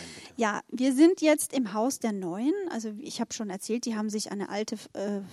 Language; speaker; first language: German; native; German